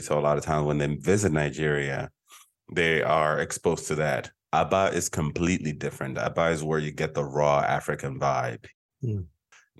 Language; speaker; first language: English; non-native, local second language; Igbo